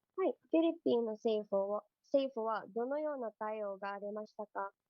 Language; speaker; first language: Japanese; non-native, learner; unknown